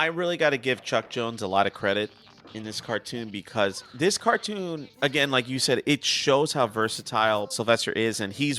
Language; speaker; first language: English; native; English